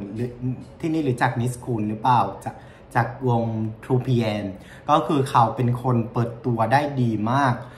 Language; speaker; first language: Thai; non-native, fluent; Vietnamese